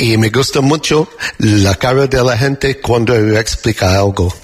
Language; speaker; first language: Spanish; non-native, learner; English